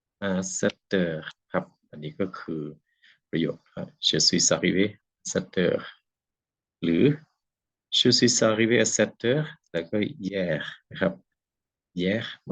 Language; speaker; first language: French; non-native, fluent; Thai